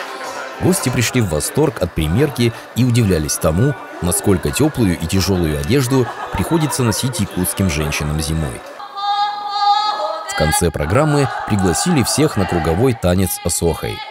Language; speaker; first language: Russian; native; Russian